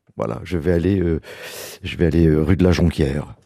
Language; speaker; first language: French; native; French